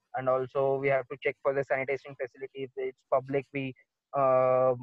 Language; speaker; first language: English; non-native, local second language; Marathi